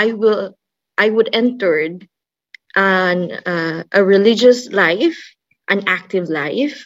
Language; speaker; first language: English; non-native, local second language; Cebuano